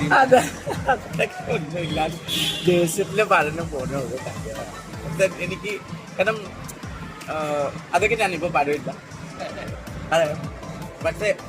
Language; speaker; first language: Malayalam; non-native, fluent; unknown